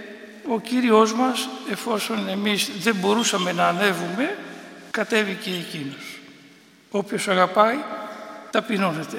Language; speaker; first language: Greek; native; Greek